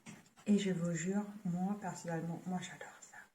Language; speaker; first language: French; non-native, fluent; German